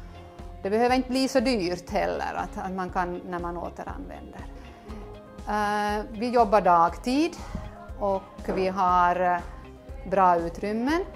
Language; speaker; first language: Swedish; native; Swedish